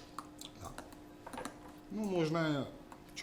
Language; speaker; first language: Russian; non-native, fluent; French